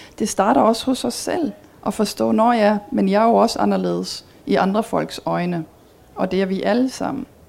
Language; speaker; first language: Danish; early bilingual, heritage; Danish